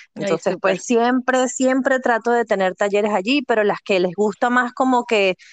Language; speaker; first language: Spanish; native; Spanish